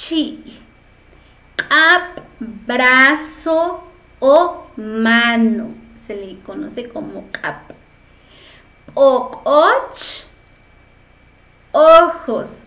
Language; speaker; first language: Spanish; non-native, local second language; Kʼicheʼ